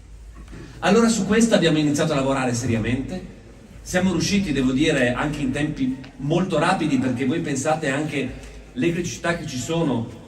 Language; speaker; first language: Italian; native; Italian